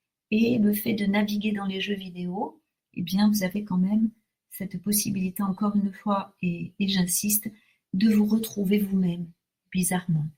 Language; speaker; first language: French; native; French